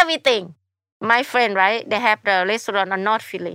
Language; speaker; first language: English; non-native, learner; Thai